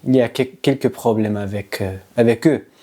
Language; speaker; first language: French; non-native, learner; English